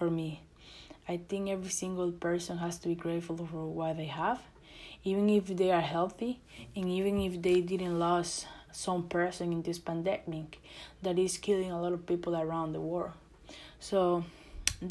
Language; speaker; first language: English; non-native, learner; Spanish